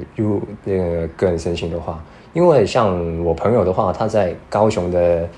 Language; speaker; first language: Chinese; non-native, fluent; Cantonese